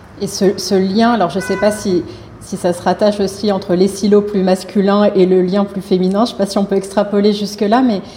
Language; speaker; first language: French; native; French